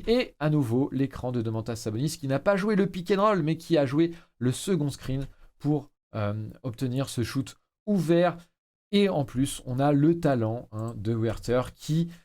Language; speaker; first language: French; native; French